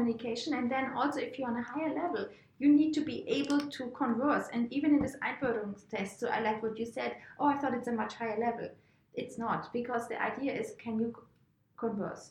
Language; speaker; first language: English; non-native, fluent; German